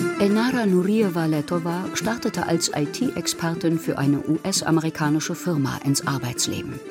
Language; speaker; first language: German; native; German